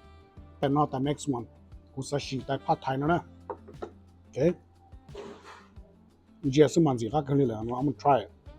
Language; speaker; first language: English; early bilingual, heritage; Hmong